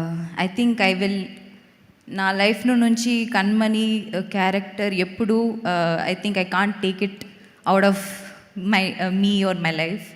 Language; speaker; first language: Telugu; non-native, fluent; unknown